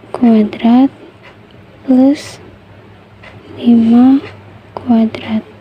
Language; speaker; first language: Indonesian; native; Indonesian